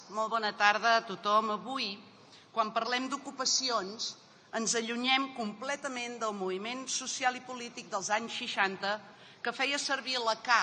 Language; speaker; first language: Catalan; native; Catalan